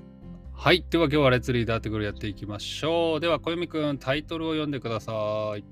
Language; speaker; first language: Japanese; native; Japanese